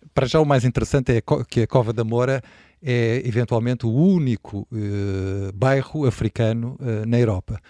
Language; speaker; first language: Portuguese; native; Portuguese